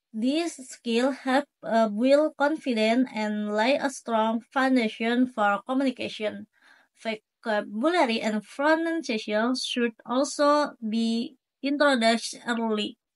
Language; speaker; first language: English; non-native, learner; Indonesian